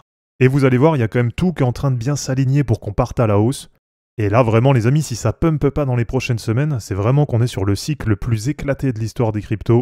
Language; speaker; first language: French; native; French